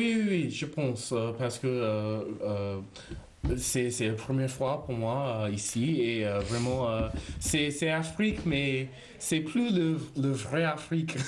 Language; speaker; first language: French; non-native, learner; English